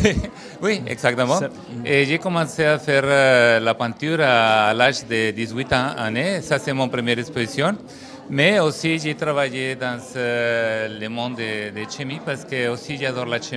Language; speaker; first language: French; non-native, learner; Spanish